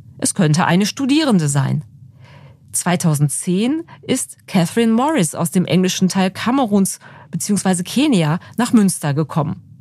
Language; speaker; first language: German; native; German